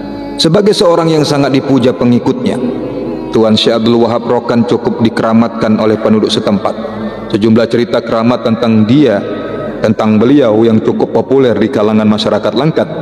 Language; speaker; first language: Indonesian; native; Indonesian